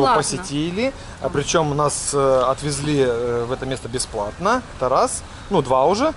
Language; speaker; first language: Russian; native; Russian